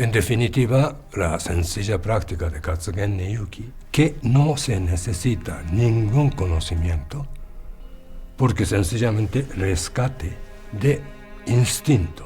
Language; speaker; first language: Spanish; non-native, fluent; Japanese